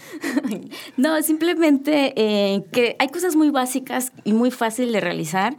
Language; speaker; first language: Spanish; native; Spanish